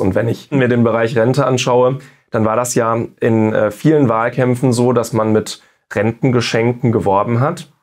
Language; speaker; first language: German; native; German